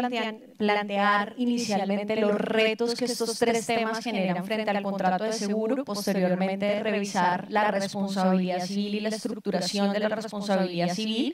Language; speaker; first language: Spanish; native; Spanish